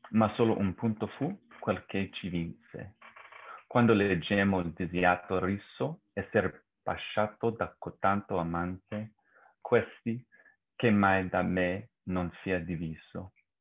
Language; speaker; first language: Italian; non-native, learner; English